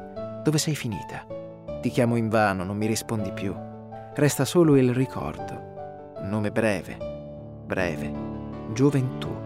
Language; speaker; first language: Italian; native; Italian